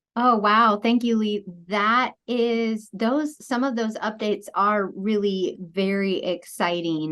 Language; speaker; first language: English; native; English